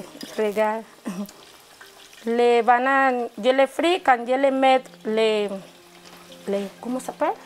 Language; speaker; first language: French; non-native, learner; Spanish